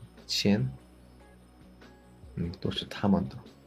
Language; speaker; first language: Chinese; non-native, learner; Korean